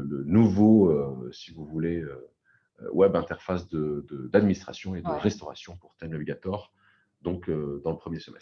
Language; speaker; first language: French; native; French